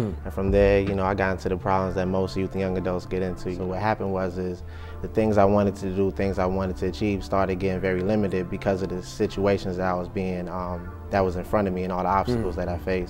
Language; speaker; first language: English; native; English